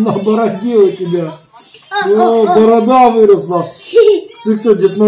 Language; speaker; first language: Russian; native; Russian